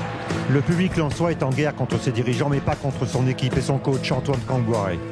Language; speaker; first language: French; native; French